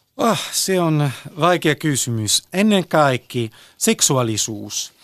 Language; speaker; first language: Finnish; early bilingual, heritage; Italian